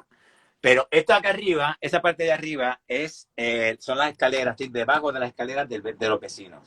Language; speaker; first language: Spanish; native; Spanish